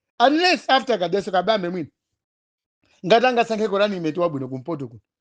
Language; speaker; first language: Nyanja; non-native, local second language; Tumbuka